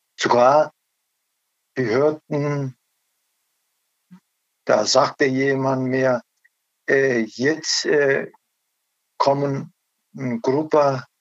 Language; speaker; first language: German; non-native, learner; Turkish